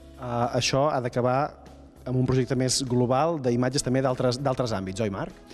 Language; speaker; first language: Catalan; native; Catalan